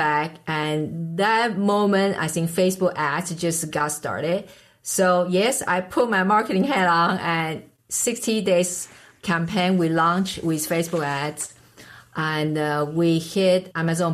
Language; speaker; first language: English; non-native, fluent; Chinese